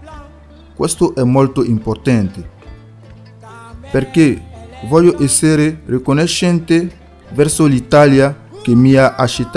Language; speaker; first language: Italian; non-native, fluent; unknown